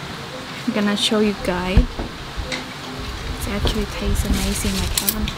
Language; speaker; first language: English; non-native, learner; Thai